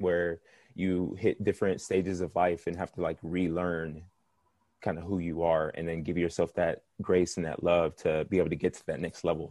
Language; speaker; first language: English; native; English